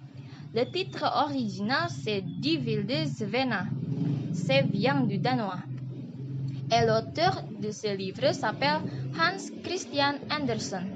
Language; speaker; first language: French; non-native, learner; Indonesian